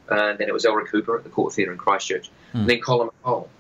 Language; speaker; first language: English; native; English